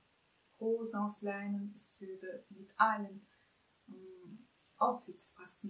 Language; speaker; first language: German; non-native, fluent; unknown